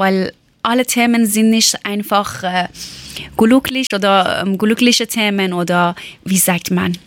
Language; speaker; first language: German; non-native, learner; Persian